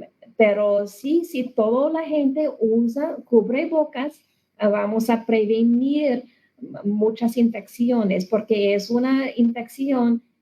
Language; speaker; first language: Spanish; non-native, learner; English